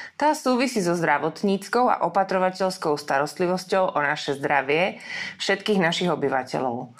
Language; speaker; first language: Slovak; native; Slovak